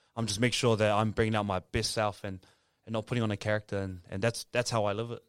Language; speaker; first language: English; native; English